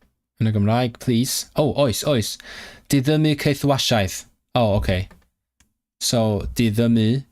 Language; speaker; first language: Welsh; non-native, learner; Cantonese